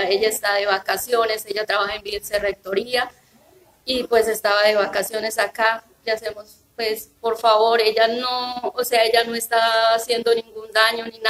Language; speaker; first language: Spanish; native; Spanish